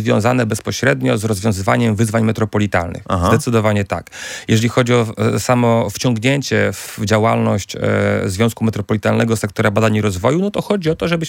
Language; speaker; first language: Polish; native; Polish